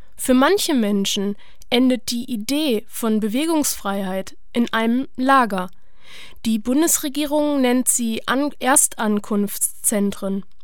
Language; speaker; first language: German; native; German